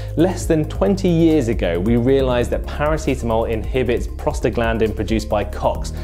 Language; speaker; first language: English; native; English